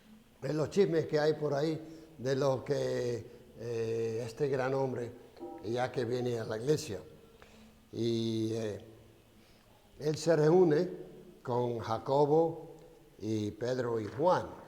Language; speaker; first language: Spanish; non-native, fluent; English